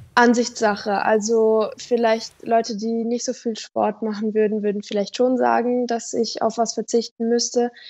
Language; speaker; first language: German; native; German